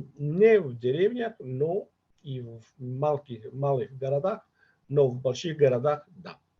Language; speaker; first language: Russian; non-native, fluent; Catalan